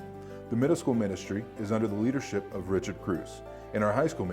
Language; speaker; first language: English; native; English